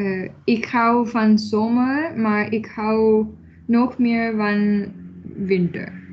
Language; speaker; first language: Dutch; non-native, learner; English